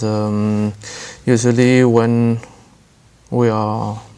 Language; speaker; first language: English; non-native, learner; French